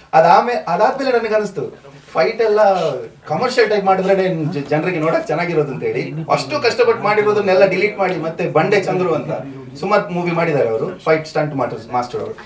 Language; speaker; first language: Kannada; non-native, local second language; Tulu